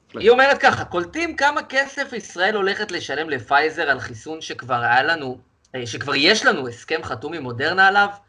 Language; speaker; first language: Hebrew; native; Hebrew